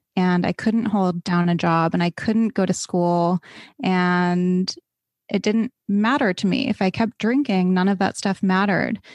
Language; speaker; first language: English; native; English